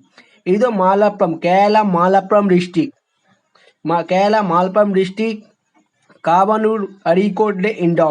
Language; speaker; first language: Malayalam; non-native, learner; Hindi